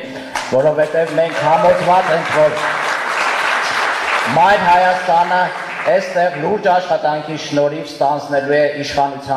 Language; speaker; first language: Armenian; native; Armenian